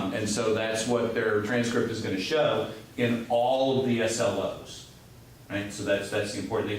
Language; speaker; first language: English; native; English